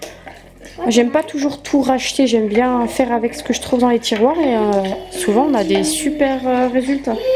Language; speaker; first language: French; native; French